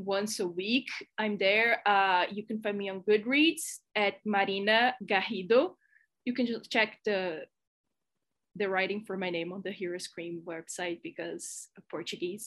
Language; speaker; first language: English; non-native, fluent; Portuguese